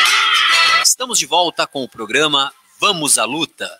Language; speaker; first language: Portuguese; native; Portuguese